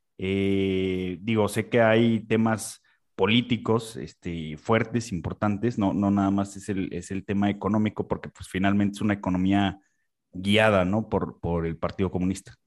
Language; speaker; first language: Spanish; native; Spanish